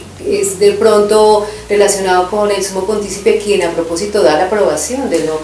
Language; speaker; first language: Spanish; native; Spanish